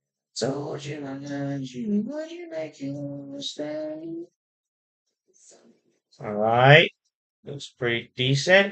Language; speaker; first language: English; native; English